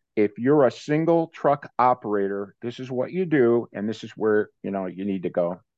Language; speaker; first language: English; native; English